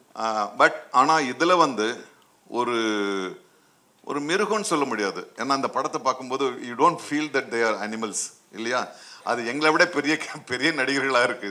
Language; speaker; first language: Tamil; native; Tamil